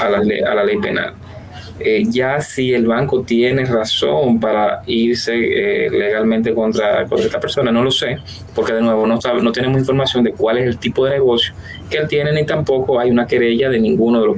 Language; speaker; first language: Spanish; native; Spanish